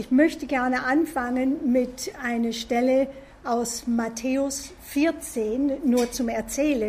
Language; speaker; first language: German; non-native, fluent; English